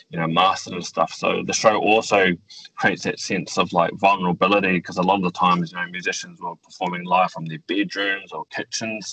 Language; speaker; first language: English; native; English